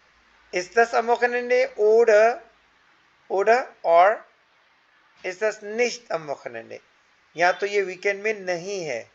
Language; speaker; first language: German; non-native, fluent; Hindi